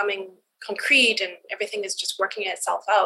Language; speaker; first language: English; native; English